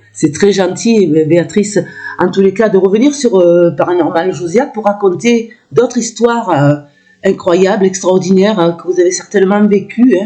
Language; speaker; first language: French; native; French